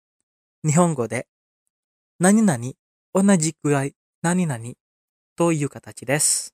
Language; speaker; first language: Japanese; non-native, fluent; Indonesian